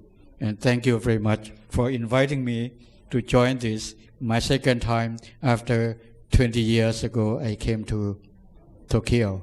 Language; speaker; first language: English; non-native, fluent; Thai